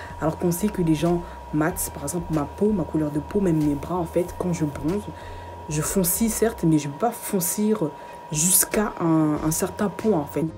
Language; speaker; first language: French; early bilingual, other home language; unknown